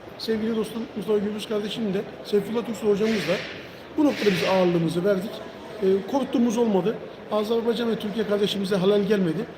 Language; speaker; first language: Turkish; native; Turkish